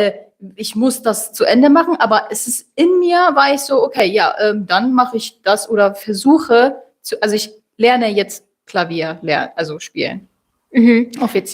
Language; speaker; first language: German; non-native, fluent; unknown